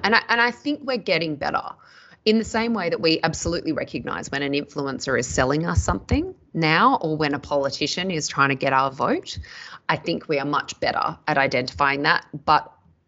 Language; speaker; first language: English; native; English